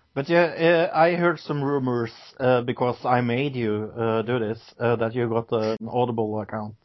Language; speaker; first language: English; non-native, fluent; Norwegian